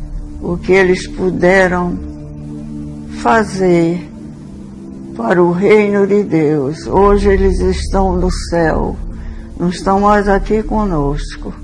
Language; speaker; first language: Portuguese; early bilingual, other home language; Swedish